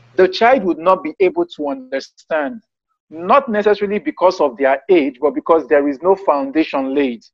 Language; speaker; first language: English; non-native, local second language; Yoruba